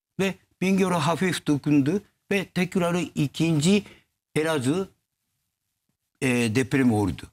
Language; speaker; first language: Turkish; non-native, learner; Japanese